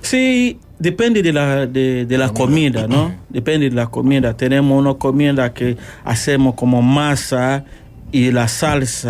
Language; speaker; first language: Spanish; non-native, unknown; Yoruba